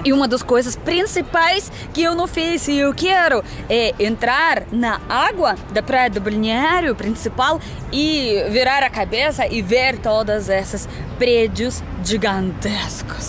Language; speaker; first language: Portuguese; non-native, learner; Russian